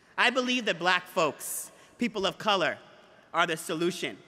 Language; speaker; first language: English; native; English